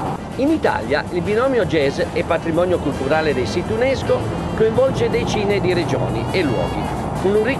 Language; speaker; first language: Italian; native; Italian